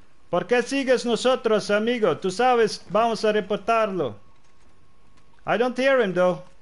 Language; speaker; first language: Spanish; non-native, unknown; Dutch